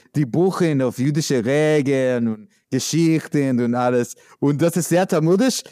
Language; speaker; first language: German; non-native, learner; English